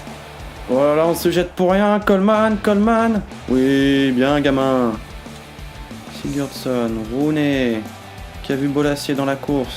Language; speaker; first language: French; native; French